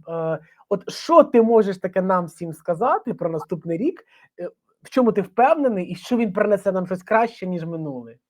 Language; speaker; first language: Ukrainian; native; Ukrainian